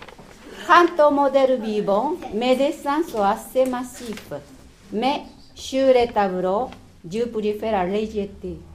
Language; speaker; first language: French; non-native, fluent; Japanese